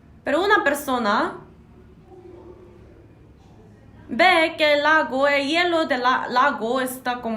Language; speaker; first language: Spanish; non-native, fluent; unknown